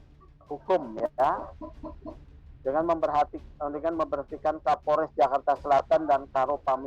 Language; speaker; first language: Indonesian; native; Indonesian